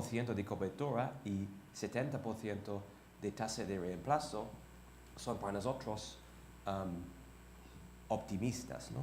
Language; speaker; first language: Spanish; non-native, fluent; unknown